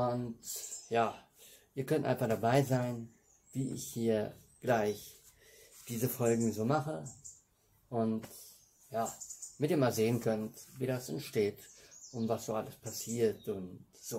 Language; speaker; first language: German; native; German